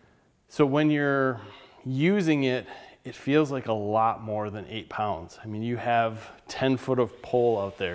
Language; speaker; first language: English; native; English